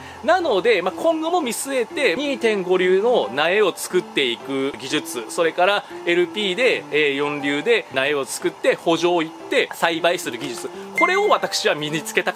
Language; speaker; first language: Japanese; native; Japanese